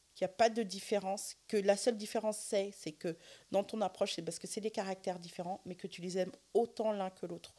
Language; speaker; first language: French; early bilingual, other home language; Fula